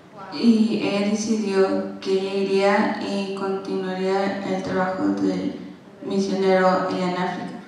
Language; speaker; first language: Spanish; non-native, learner; English